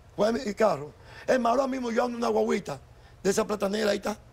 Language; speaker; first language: Spanish; native; Spanish